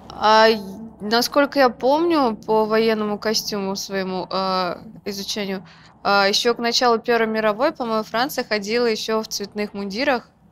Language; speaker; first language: Russian; native; Russian